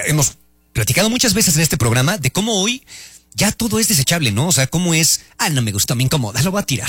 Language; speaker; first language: Spanish; native; Spanish